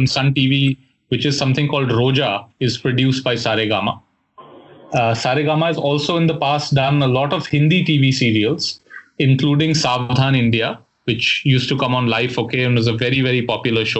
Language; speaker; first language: English; non-native, local second language; Hindi